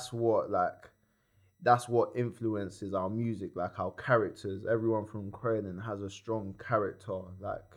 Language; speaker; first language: English; native; English